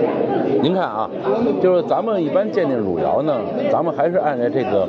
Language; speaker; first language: Chinese; native; Chinese